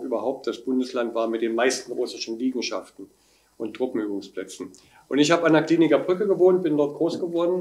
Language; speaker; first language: German; native; German